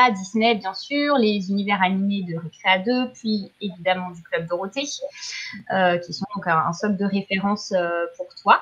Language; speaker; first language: French; native; French